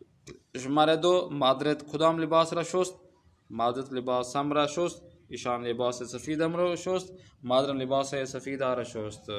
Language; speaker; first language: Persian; non-native, fluent; Urdu